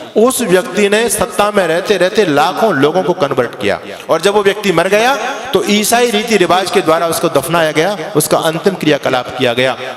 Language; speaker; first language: Hindi; native; Hindi